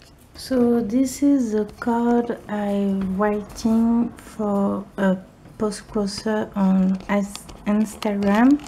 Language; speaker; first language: English; non-native, learner; French